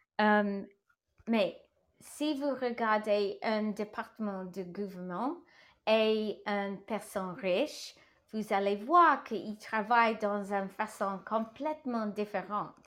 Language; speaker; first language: French; non-native, learner; English